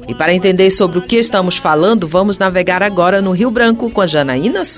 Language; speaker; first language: Portuguese; native; Portuguese